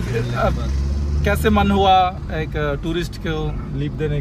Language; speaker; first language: Hindi; non-native, learner; Bangla